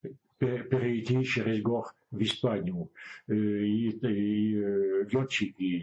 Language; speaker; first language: Russian; non-native, learner; French